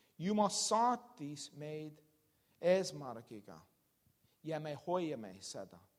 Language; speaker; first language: Estonian; non-native, learner; English